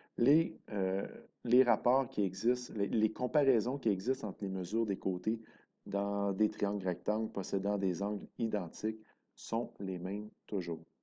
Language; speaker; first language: French; native; French